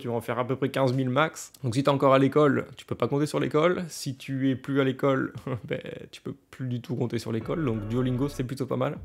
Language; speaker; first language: French; native; French